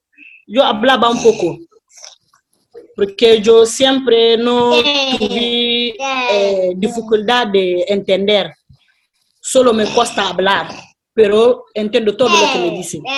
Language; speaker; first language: Spanish; non-native, learner; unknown